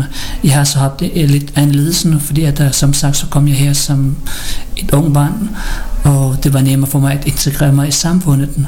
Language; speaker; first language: Danish; non-native, fluent; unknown